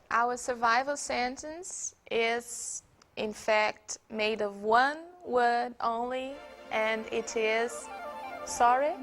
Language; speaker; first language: English; non-native, fluent; Portuguese